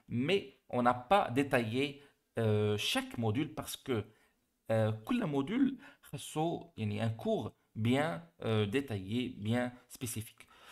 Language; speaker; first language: French; non-native, local second language; Arabic